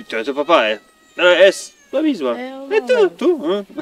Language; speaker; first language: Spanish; non-native, learner; Serbian